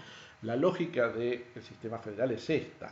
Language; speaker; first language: Spanish; native; Spanish